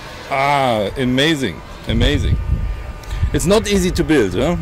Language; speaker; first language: English; non-native, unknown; German